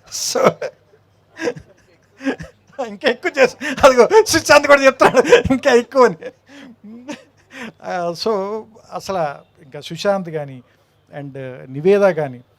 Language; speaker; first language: Telugu; native; Telugu